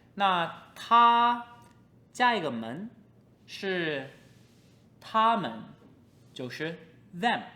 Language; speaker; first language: Chinese; non-native, fluent; English